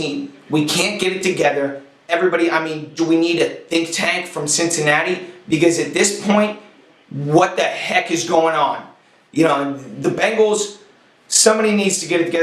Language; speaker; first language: English; native; English